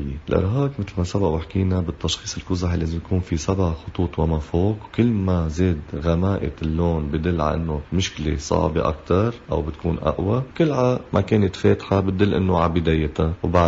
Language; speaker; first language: Arabic; native; Arabic